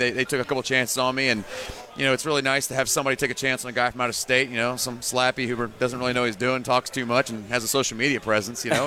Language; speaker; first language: English; native; English